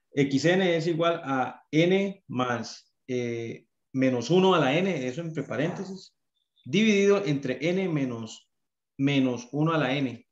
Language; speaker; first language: Spanish; native; Spanish